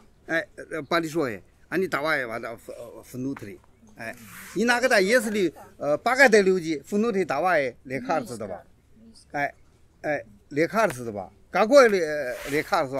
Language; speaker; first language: Russian; non-native, learner; Chinese